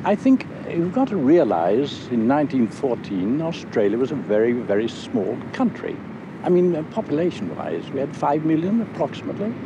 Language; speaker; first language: English; native; English